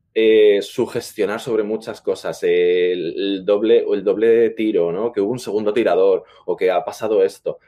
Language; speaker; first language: Spanish; native; Spanish